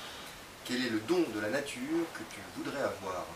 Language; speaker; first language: French; native; French